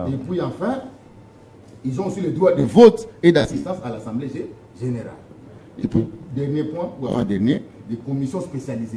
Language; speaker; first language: French; non-native, local second language; Lingala